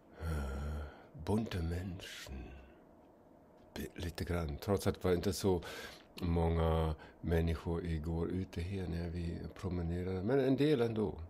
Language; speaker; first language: Swedish; non-native, fluent; German